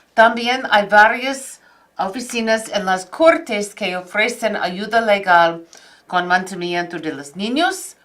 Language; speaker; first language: Spanish; non-native, fluent; English